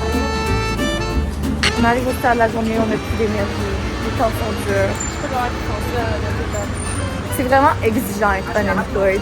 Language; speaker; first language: French; native; French